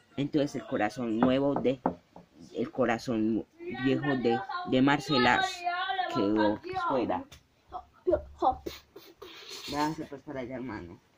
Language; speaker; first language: Spanish; native; Spanish